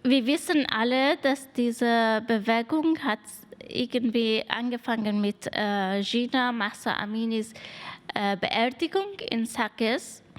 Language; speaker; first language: German; non-native, fluent; Persian